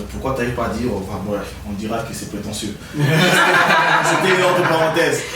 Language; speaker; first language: French; non-native, local second language; Lingala